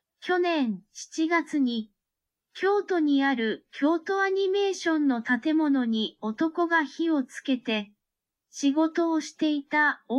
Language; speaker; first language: Japanese; non-native, learner; English